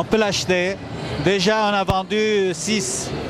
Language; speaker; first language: French; non-native, fluent; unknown